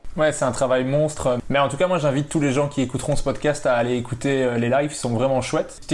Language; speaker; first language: French; native; French